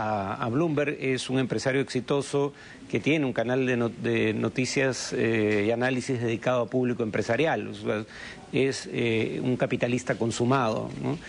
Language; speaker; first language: Spanish; native; Spanish